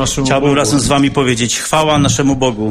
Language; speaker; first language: Polish; native; Polish